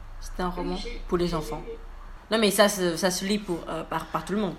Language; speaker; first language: French; non-native, learner; Indonesian